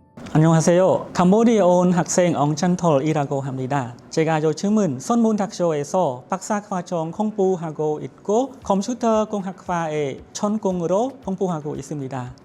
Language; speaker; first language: Korean; non-native, learner; Khmer